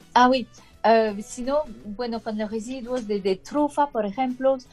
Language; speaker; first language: Spanish; non-native, fluent; French